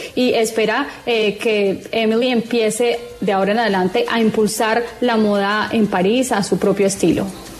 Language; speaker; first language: Spanish; native; Spanish